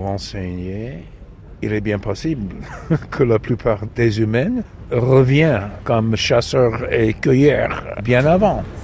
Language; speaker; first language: French; non-native, fluent; English